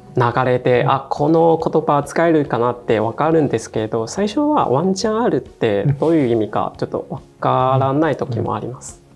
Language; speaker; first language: Japanese; non-native, fluent; Chinese